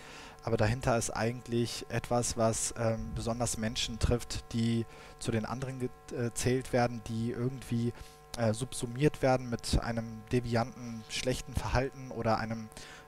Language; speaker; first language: German; early bilingual, other home language; Kurdish